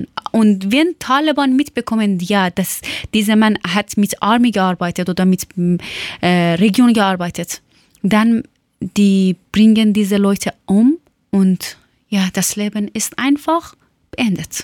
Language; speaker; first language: German; non-native, learner; Persian